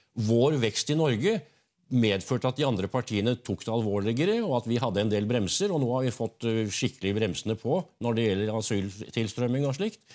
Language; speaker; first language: Norwegian; native; Norwegian